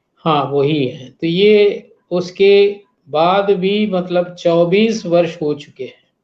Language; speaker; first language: Hindi; non-native, local second language; Malayalam